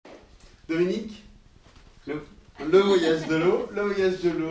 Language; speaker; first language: French; native; French